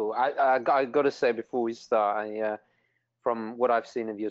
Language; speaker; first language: English; non-native, local second language; Italian